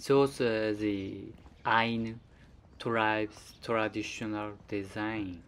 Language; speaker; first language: English; non-native, learner; Japanese